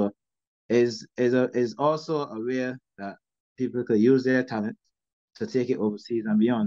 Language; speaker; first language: English; native; English